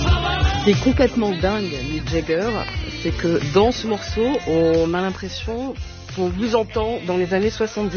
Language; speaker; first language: French; native; French